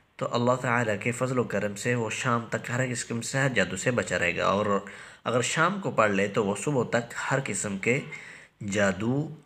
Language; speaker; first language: Urdu; native; Urdu